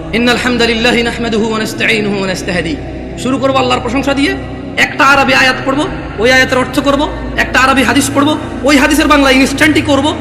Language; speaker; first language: Bangla; early bilingual, heritage; Bangla